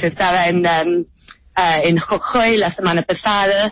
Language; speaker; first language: Spanish; non-native, fluent; English